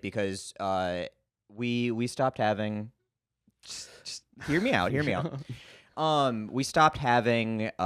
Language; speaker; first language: English; native; English